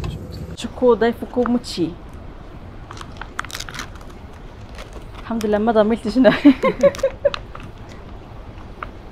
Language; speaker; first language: Japanese; non-native, learner; Arabic